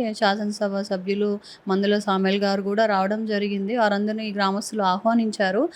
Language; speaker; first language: Telugu; native; Telugu